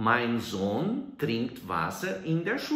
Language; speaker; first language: German; non-native, fluent; Portuguese